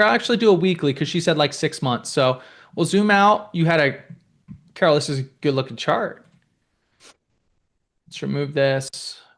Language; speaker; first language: English; native; English